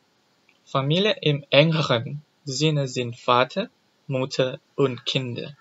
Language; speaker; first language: German; non-native, learner; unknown